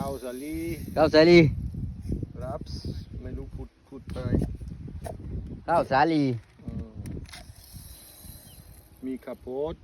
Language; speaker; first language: Thai; non-native, learner; German